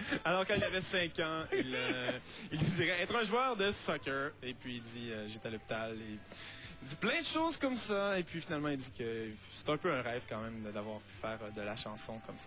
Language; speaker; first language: French; native; French